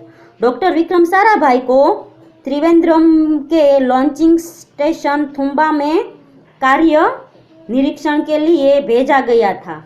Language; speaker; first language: Hindi; non-native, local second language; Gujarati